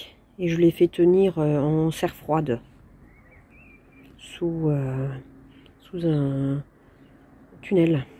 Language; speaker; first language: French; native; French